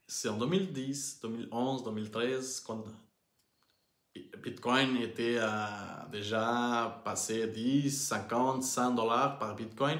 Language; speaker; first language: French; non-native, learner; Portuguese